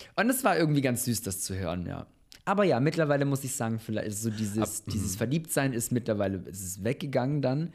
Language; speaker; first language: German; early bilingual, other home language; Bosnian